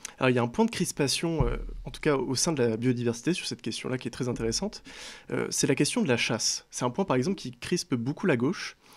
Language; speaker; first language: French; native; French